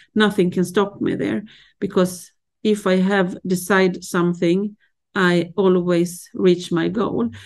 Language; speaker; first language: English; non-native, fluent; Swedish